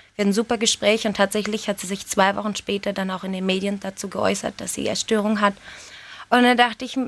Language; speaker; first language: German; native; German